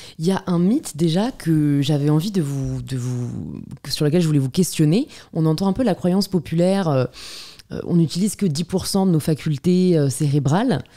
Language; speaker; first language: French; native; French